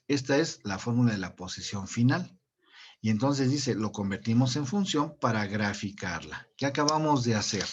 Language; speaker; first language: Spanish; native; Spanish